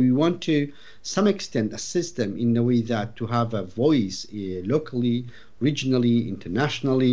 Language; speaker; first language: English; non-native, fluent; Arabic